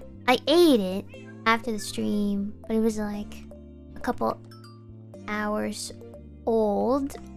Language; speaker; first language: English; native; English